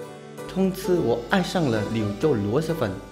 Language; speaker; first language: Chinese; non-native, fluent; Indonesian